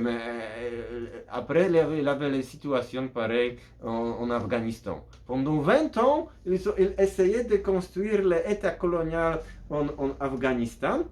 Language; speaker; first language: French; non-native, fluent; Polish